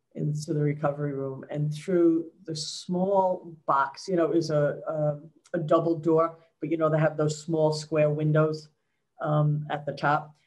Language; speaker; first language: English; native; English